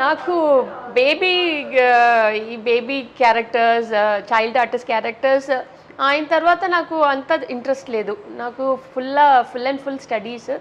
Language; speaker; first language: Telugu; non-native, learner; Tamil